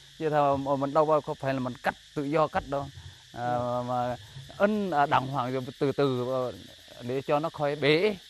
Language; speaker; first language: Vietnamese; non-native, local second language; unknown